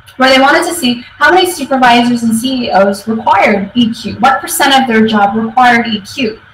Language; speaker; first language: English; native; English